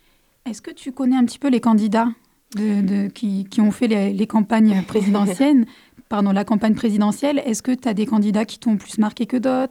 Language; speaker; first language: French; native; French